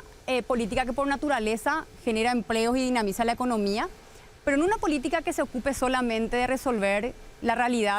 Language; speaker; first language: Spanish; native; Spanish